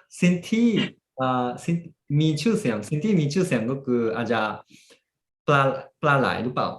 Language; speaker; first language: Thai; early bilingual, heritage; Japanese